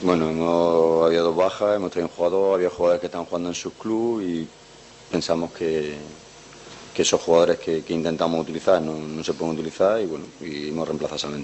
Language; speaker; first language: Spanish; native; Spanish